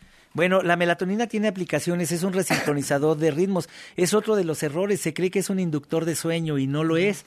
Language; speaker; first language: Spanish; native; Spanish